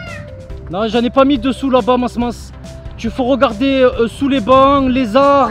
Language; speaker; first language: French; native; French